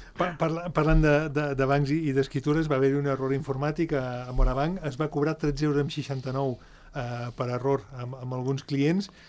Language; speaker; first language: Catalan; native; Catalan